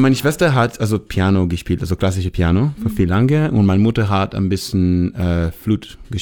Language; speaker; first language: German; non-native, learner; Hebrew